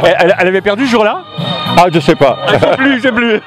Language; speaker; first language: French; native; French